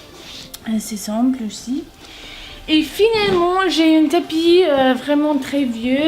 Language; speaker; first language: French; non-native, learner; English